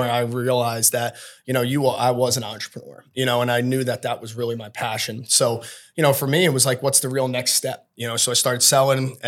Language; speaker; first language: English; native; English